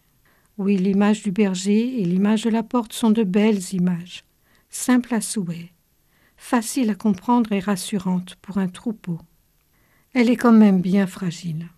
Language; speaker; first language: French; native; French